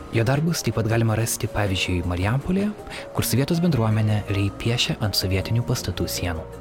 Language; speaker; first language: Lithuanian; native; Lithuanian